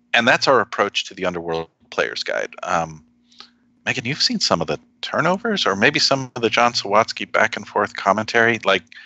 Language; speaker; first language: English; native; English